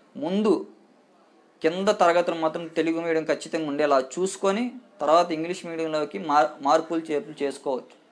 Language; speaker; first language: Telugu; native; Telugu